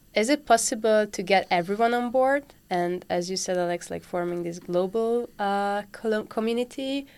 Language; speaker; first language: English; non-native, fluent; Spanish